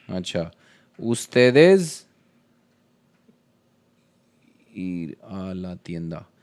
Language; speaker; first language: Spanish; non-native, learner; Hindi